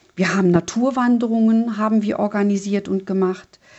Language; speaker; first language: German; native; German